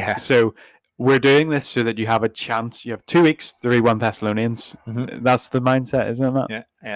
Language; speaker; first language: English; native; English